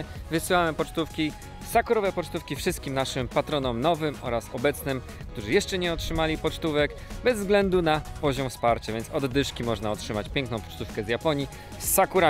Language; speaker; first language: Polish; native; Polish